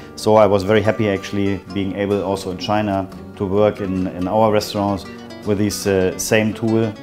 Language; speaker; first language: English; non-native, fluent; German